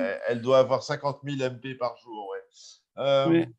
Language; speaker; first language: French; native; French